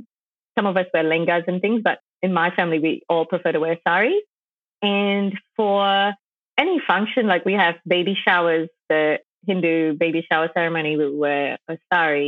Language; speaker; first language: English; non-native, local second language; Tamil